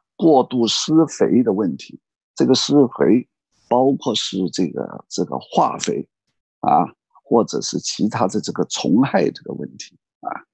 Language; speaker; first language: Chinese; native; Chinese